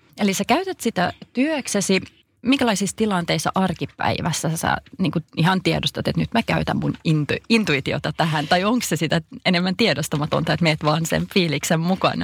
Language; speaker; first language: Finnish; native; Finnish